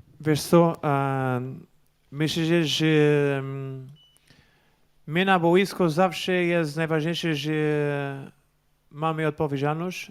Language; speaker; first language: Polish; non-native, learner; Portuguese